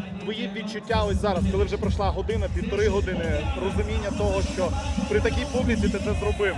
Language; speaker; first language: Ukrainian; native; Ukrainian